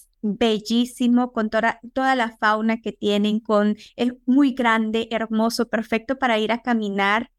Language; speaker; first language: Spanish; native; Spanish